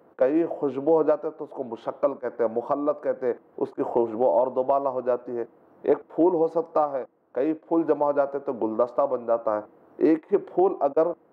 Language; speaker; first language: Urdu; native; Urdu